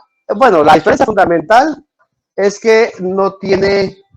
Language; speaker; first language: Spanish; native; Spanish